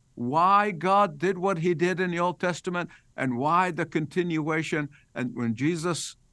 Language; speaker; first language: English; non-native, fluent; Arabic